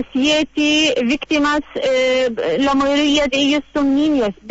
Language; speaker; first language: Spanish; non-native, learner; Arabic